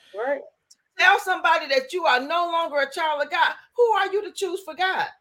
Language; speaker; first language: English; native; English